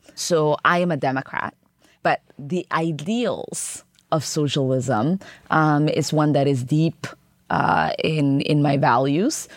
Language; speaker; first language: English; early bilingual, other home language; Somali